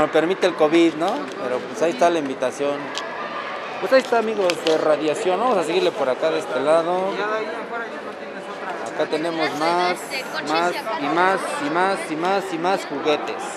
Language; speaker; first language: Spanish; native; Spanish